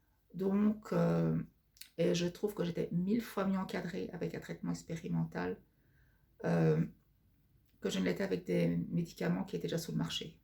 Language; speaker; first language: French; native; French